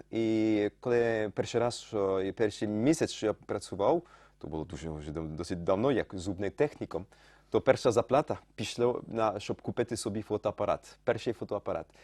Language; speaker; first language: Ukrainian; early bilingual, heritage; Ukrainian